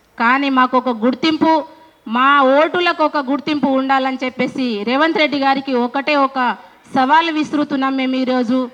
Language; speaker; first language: Telugu; non-native, local second language; Lambadi